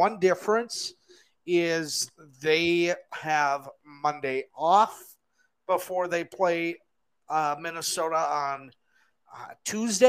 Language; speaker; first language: English; native; English